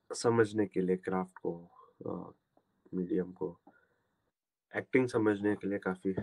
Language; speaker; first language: Hindi; non-native, local second language; Gujarati